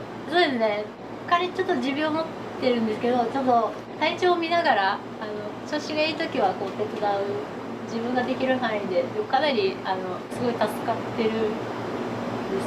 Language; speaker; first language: Japanese; native; Japanese